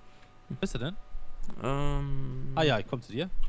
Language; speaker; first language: German; native; German